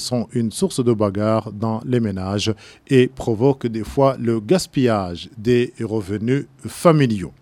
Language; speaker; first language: French; non-native, local second language; Rundi